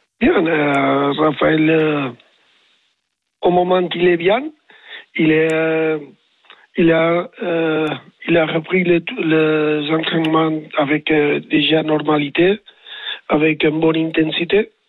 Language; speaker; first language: French; non-native, learner; Spanish